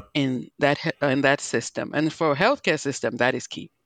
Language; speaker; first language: English; non-native, local second language; Igbo